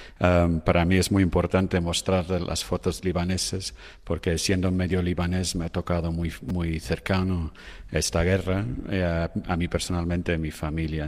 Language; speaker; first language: Spanish; non-native, fluent; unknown